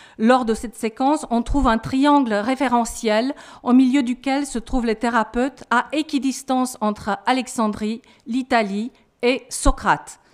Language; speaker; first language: French; non-native, fluent; Romanian